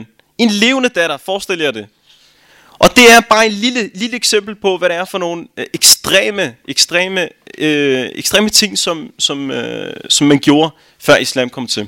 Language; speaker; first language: Danish; early bilingual, other home language; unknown